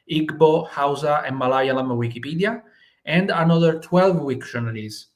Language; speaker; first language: English; non-native, fluent; Italian